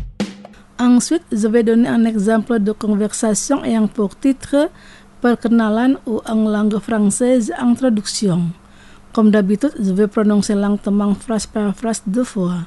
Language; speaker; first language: French; non-native, fluent; Indonesian